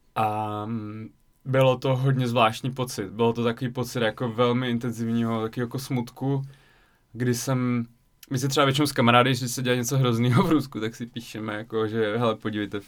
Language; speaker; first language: Czech; native; Czech